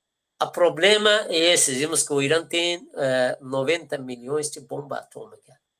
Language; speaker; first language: Portuguese; non-native, fluent; Persian